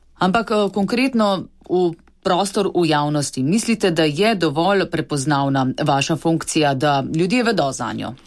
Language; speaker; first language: Slovenian; native; Slovenian